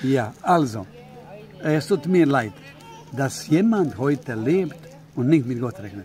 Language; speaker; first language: German; non-native, fluent; Croatian